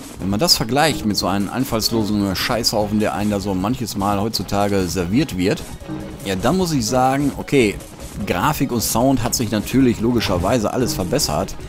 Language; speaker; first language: German; native; German